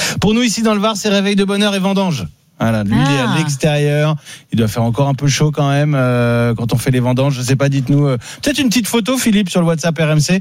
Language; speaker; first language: French; native; French